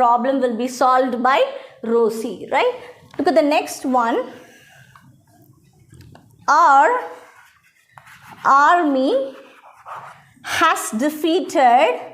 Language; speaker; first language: English; non-native, local second language; Tamil